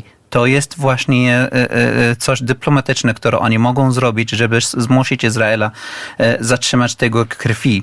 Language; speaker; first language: Polish; non-native, fluent; Arabic